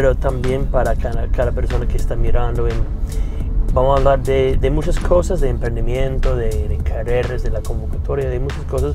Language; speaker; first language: Spanish; non-native, fluent; English